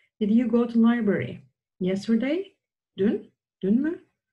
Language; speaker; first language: English; non-native, fluent; Turkish